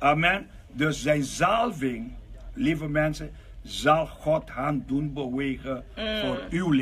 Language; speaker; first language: Dutch; non-native, local second language; Papiamento